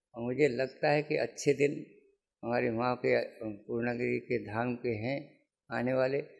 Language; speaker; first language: Hindi; native; Hindi